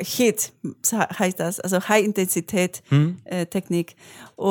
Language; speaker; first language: German; non-native, learner; Spanish